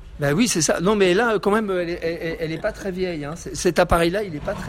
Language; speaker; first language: French; native; French